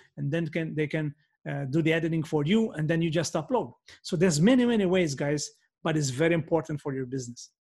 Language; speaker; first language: English; non-native, fluent; Maltese